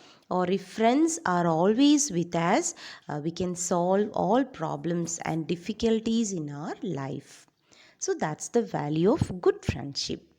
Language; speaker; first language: English; non-native, local second language; Malayalam